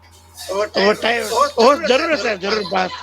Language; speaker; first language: Hindi; non-native, local second language; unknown